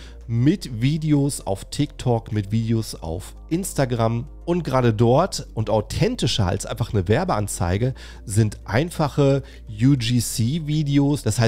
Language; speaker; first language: German; native; German